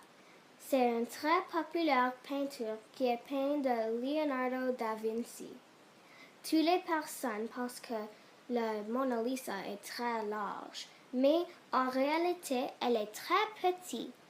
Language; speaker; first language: French; non-native, learner; English